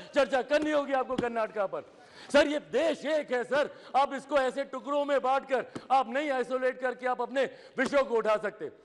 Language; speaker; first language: Hindi; native; Hindi